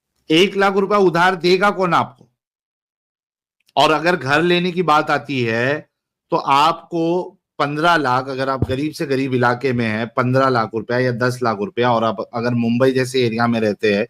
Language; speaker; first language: Hindi; native; Hindi